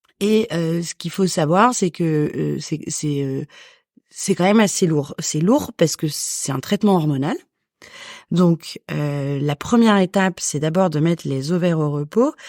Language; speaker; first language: French; native; French